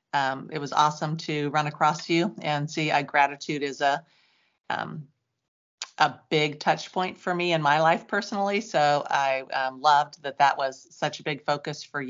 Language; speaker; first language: English; native; English